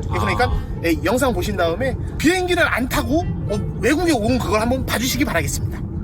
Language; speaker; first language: Korean; native; Korean